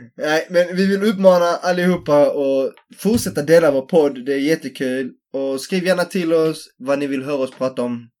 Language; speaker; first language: Swedish; early bilingual, other home language; Greek